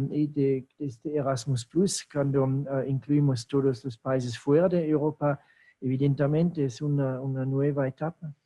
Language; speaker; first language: Spanish; non-native, fluent; German